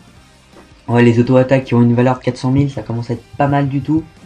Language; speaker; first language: French; native; French